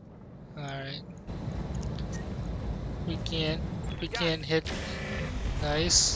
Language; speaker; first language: English; native; English